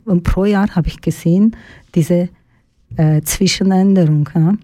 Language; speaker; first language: German; non-native, learner; Turkish